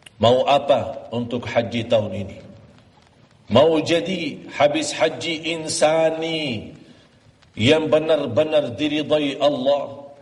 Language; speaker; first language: Malay; non-native, fluent; Arabic